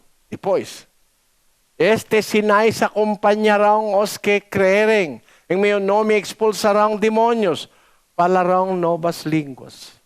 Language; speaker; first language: Portuguese; non-native, learner; Filipino